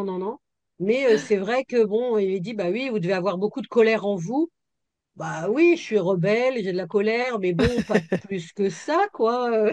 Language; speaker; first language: French; native; French